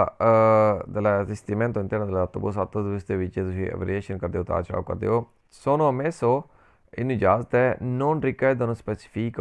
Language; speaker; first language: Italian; non-native, learner; Punjabi